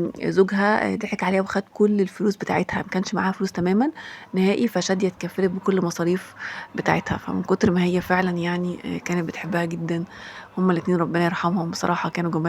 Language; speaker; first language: Arabic; native; Arabic